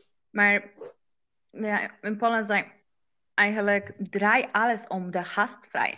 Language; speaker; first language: Dutch; non-native, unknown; Polish